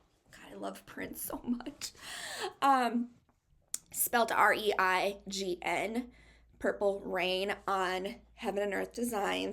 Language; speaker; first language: English; native; English